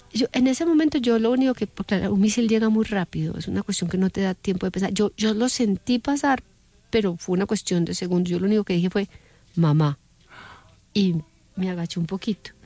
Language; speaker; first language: Spanish; native; Spanish